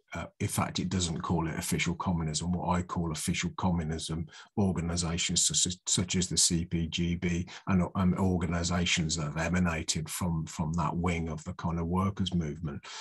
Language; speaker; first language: English; native; English